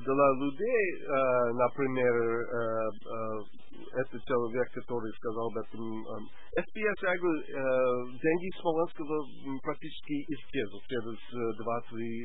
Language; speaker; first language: Russian; non-native, learner; English